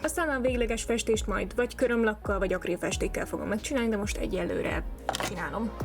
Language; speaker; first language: Hungarian; native; Hungarian